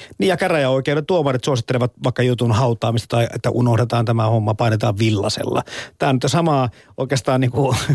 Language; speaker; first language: Finnish; native; Finnish